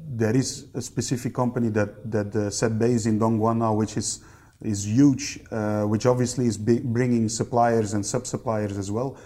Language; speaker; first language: English; non-native, fluent; Dutch